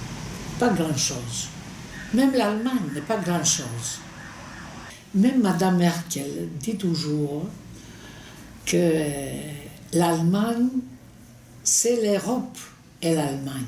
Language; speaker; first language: French; non-native, fluent; Greek